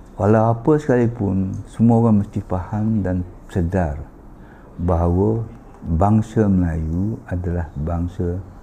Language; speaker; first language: Malay; native; Malay